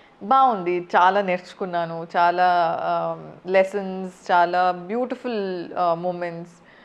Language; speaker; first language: Telugu; non-native, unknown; Kannada